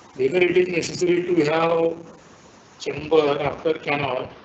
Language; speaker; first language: English; non-native, local second language; Marathi